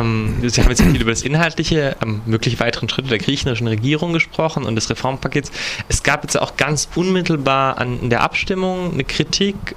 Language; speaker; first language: German; native; German